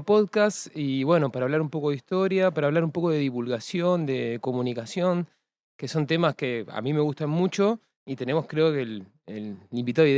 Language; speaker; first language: Spanish; native; Spanish